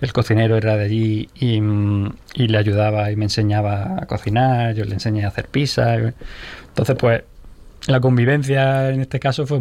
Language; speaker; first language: Spanish; native; Spanish